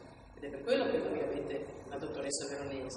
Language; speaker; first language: Italian; native; Italian